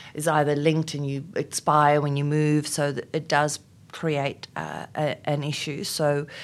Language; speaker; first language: English; non-native, local second language; Afrikaans